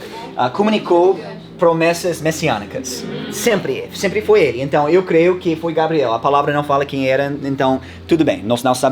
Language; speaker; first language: Portuguese; non-native, fluent; English